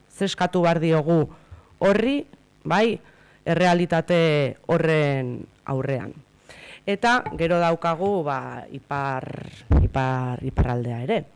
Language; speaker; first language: Basque; native; Basque